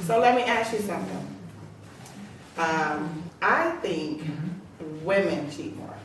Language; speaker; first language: English; native; English